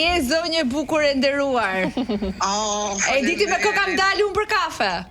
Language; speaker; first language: Albanian; native; Albanian